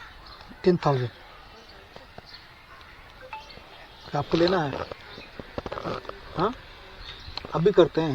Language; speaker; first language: Hindi; non-native, local second language; Bangla